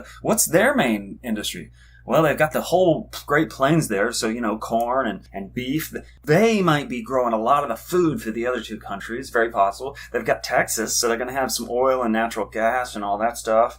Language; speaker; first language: English; native; English